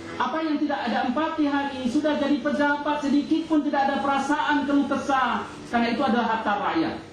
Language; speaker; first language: Indonesian; non-native, local second language; Achinese